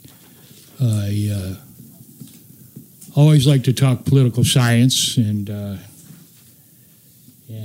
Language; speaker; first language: English; native; English